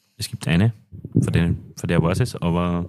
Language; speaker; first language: German; native; German